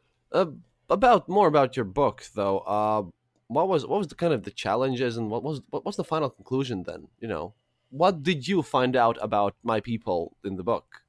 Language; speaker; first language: English; non-native, fluent; Russian